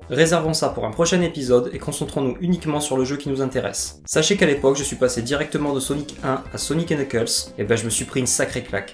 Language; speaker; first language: French; native; French